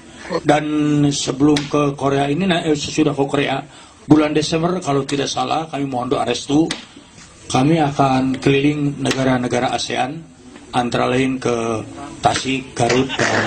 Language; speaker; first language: Indonesian; non-native, local second language; Sundanese